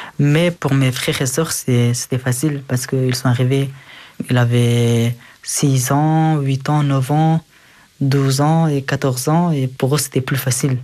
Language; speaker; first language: French; early bilingual, other home language; Persian